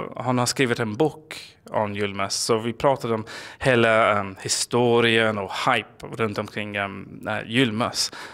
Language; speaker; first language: Swedish; non-native, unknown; English